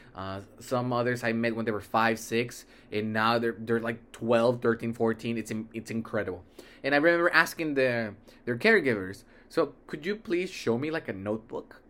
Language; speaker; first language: English; early bilingual, other home language; Spanish